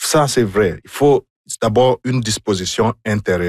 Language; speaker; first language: French; non-native, fluent; Igbo